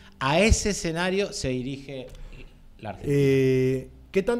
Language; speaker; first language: Spanish; native; Spanish